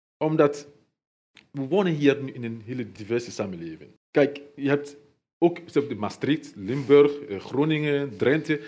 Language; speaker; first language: Dutch; non-native, fluent; Mandingo